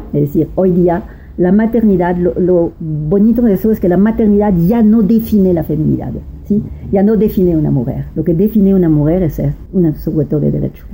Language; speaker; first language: Spanish; non-native, fluent; French